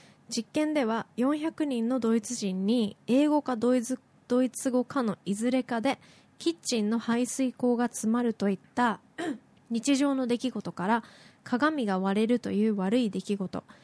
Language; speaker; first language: Japanese; native; Japanese